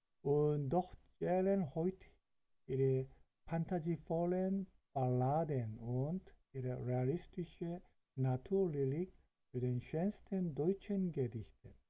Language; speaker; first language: German; non-native, fluent; Korean